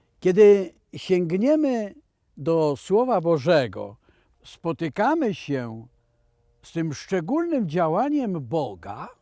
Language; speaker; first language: Polish; native; Polish